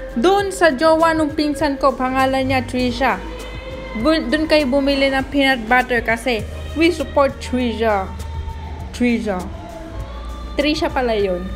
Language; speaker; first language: Filipino; native; Filipino